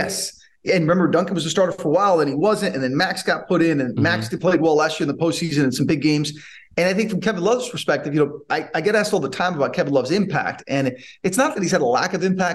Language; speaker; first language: English; native; English